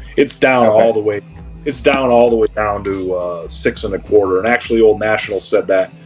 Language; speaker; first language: English; native; English